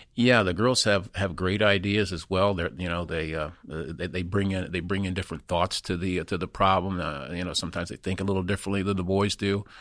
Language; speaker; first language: English; native; English